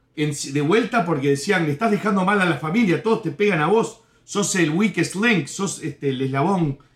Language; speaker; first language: Spanish; native; Spanish